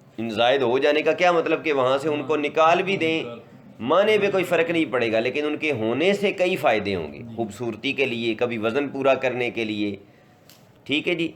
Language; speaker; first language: Urdu; non-native, local second language; Punjabi